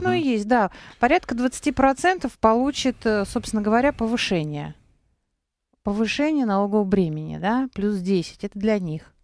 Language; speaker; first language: Russian; native; Russian